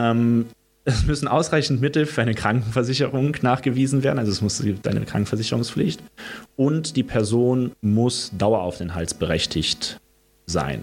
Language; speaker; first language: German; early bilingual, other home language; Romanian